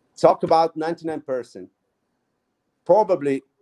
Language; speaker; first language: English; non-native, fluent; Italian